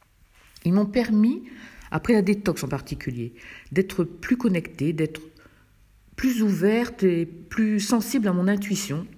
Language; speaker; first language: French; native; French